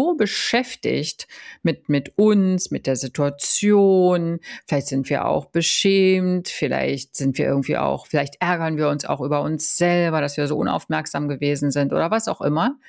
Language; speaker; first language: German; native; German